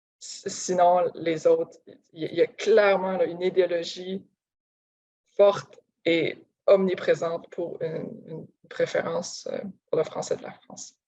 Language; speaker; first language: French; native; French